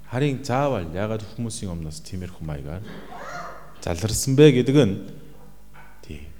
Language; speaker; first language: Mongolian; non-native, fluent; Korean